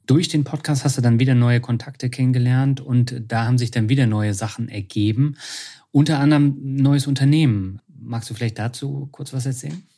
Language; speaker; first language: German; native; German